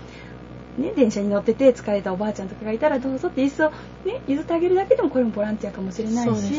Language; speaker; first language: Japanese; native; Japanese